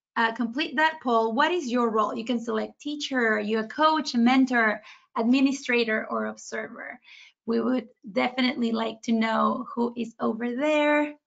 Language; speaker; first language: English; early bilingual, other home language; Spanish